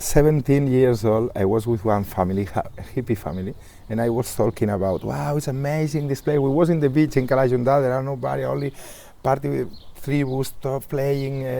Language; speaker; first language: English; non-native, learner; Spanish